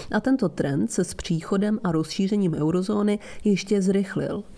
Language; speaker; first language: Czech; non-native, fluent; Italian